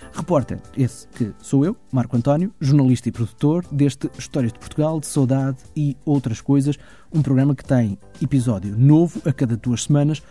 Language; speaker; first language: Portuguese; early bilingual, heritage; German